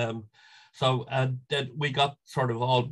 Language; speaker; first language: English; native; English